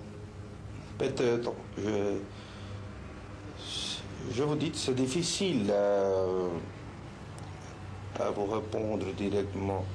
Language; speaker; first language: French; non-native, fluent; Spanish